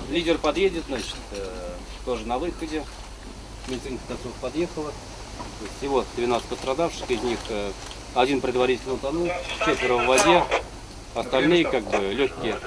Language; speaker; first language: Russian; native; Russian